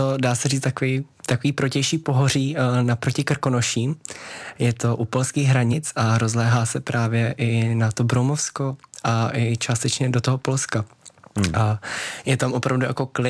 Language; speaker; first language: Czech; native; Czech